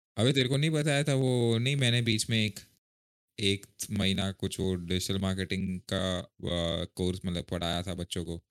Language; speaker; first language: Hindi; non-native, local second language; Marathi